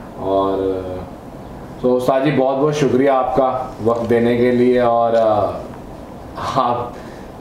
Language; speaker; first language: Hindi; native; Hindi